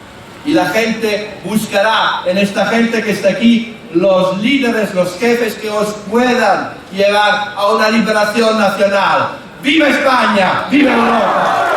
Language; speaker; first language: Spanish; non-native, fluent; Italian